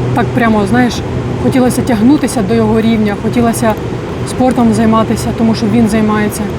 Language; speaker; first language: Ukrainian; non-native, local second language; Russian